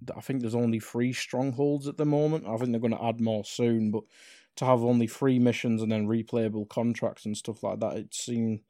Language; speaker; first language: English; native; English